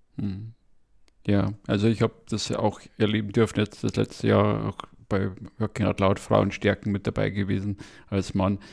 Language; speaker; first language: German; native; German